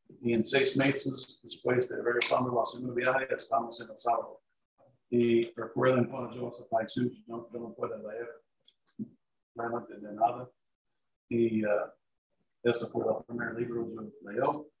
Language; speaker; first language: Spanish; non-native, learner; English